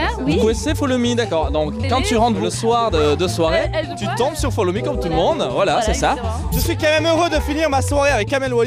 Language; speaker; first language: French; native; French